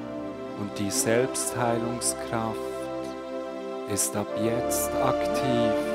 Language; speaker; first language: German; native; German